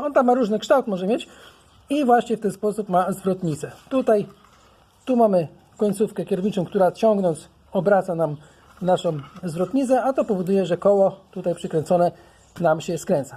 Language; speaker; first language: Polish; native; Polish